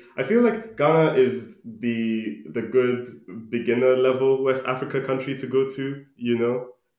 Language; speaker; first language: English; non-native, local second language; Akan